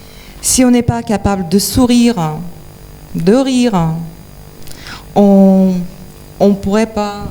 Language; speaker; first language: French; non-native, fluent; Ukrainian